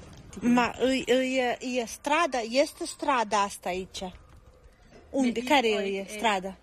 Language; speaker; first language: Romanian; non-native, fluent; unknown